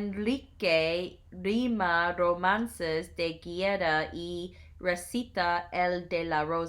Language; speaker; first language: Spanish; non-native, learner; English